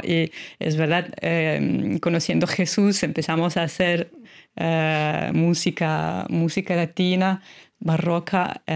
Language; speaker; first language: Spanish; non-native, fluent; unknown